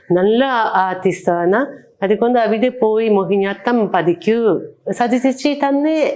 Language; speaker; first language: Malayalam; non-native, learner; Japanese